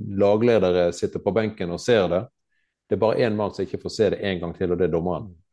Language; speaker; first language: Norwegian; native; Norwegian